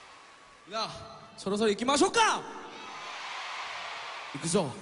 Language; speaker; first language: Japanese; non-native, fluent; Korean